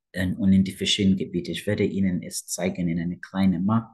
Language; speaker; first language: German; non-native, fluent; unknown